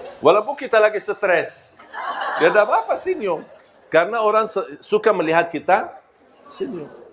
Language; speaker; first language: Malay; non-native, fluent; Arabic